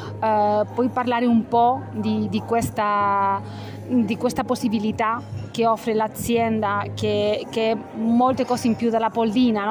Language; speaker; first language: Italian; non-native, fluent; Spanish